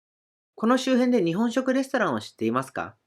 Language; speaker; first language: Japanese; native; Japanese